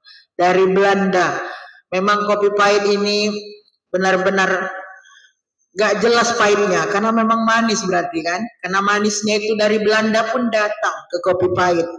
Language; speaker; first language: Indonesian; native; Indonesian